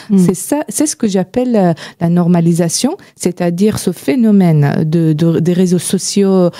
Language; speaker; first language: French; non-native, fluent; Persian